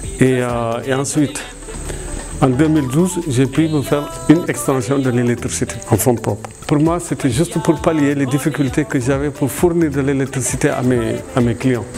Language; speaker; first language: French; non-native, local second language; Fula